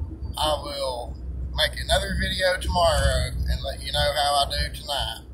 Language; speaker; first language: English; native; English